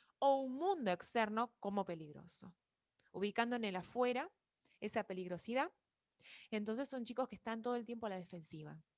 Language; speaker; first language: Spanish; native; Spanish